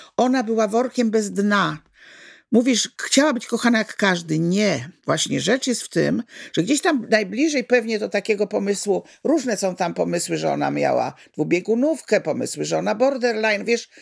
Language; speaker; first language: Polish; native; Polish